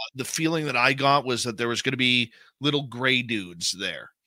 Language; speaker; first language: English; native; English